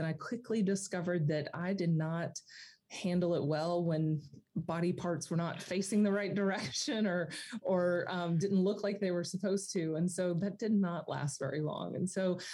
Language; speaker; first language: English; native; English